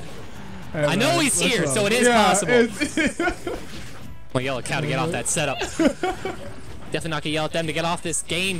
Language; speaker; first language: English; native; English